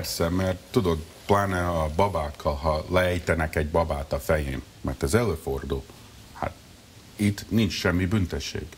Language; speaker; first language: Hungarian; early bilingual, heritage; Hungarian